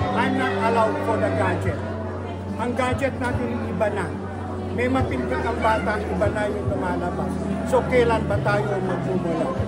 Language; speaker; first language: Filipino; native; Filipino